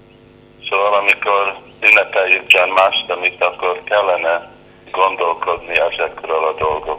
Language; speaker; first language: Hungarian; non-native, fluent; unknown